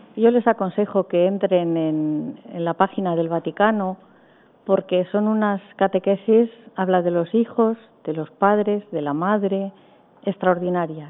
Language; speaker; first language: Spanish; native; Spanish